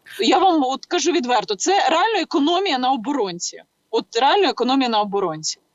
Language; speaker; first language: Ukrainian; native; Ukrainian